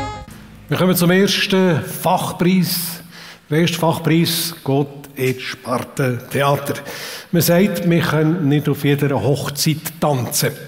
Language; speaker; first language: German; native; German